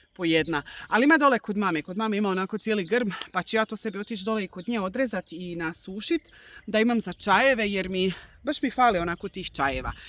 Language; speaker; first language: Bosnian; early bilingual, heritage; Croatian